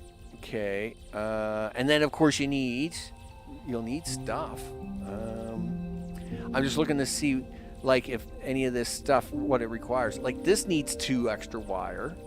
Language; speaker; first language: English; native; English